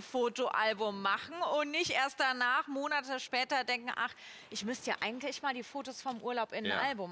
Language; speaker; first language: German; native; German